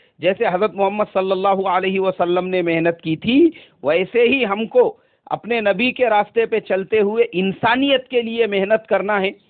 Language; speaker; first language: Urdu; native; Urdu